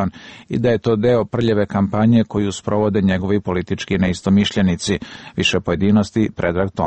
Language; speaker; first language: Serbian; native; Serbian